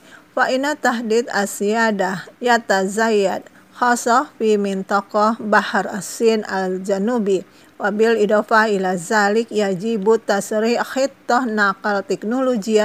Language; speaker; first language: Arabic; non-native, fluent; Indonesian